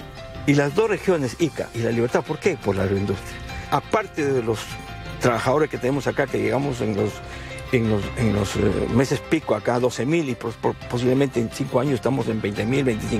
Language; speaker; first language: Spanish; native; Spanish